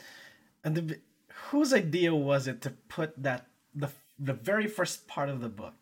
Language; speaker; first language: English; non-native, local second language; Filipino